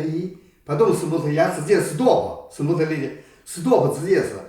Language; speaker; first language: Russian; non-native, learner; Chinese